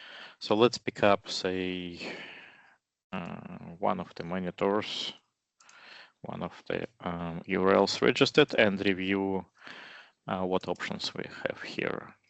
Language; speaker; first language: English; non-native, fluent; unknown